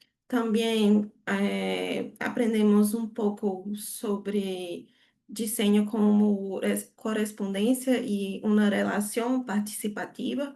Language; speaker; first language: Spanish; non-native, learner; Portuguese